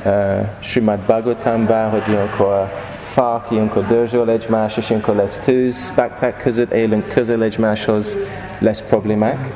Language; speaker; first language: Hungarian; non-native, learner; English